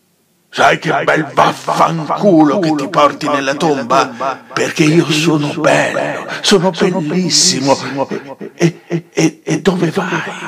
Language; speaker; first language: Italian; native; Italian